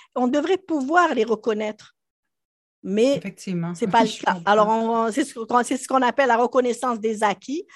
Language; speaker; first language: French; non-native, local second language; Arabic